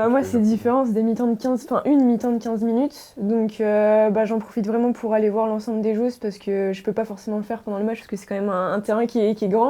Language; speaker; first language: French; native; French